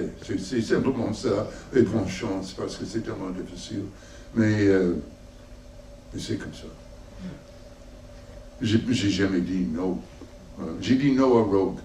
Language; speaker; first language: French; non-native, learner; English